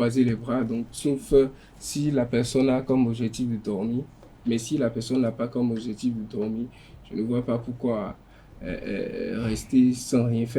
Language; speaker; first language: French; non-native, local second language; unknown